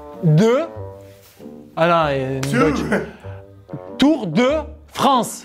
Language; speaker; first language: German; non-native, learner; French